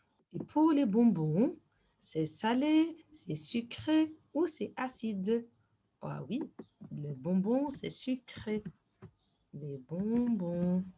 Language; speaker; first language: French; non-native, fluent; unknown